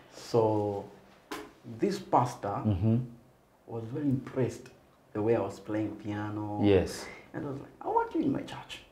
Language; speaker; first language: English; non-native, local second language; Nyanja